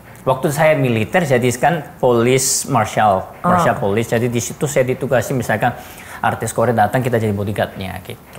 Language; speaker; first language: Indonesian; non-native, fluent; Korean